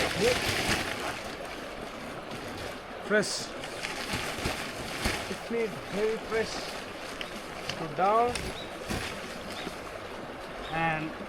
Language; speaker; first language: English; non-native, learner; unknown